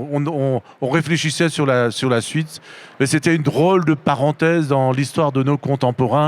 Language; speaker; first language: French; native; French